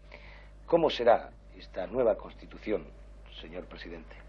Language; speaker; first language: Spanish; native; Spanish